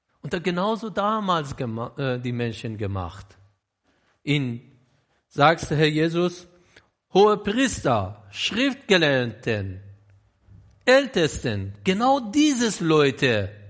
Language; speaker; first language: German; non-native, learner; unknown